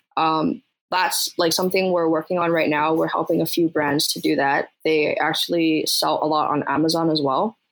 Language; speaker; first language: English; early bilingual, other home language; Chinese